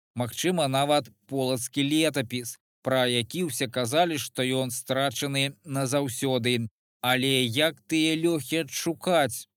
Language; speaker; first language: Belarusian; native; Belarusian